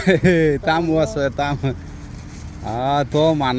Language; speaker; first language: Korean; non-native, learner; Bangla